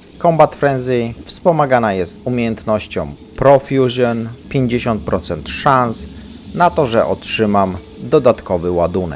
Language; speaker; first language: Polish; native; Polish